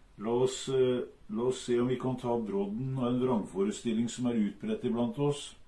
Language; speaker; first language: Norwegian; native; Norwegian